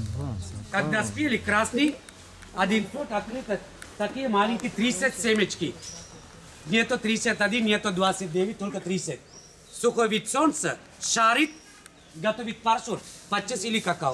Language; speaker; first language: Russian; non-native, learner; Sinhala